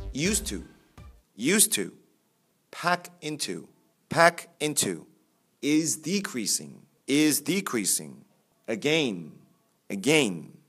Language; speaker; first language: English; non-native, fluent; Korean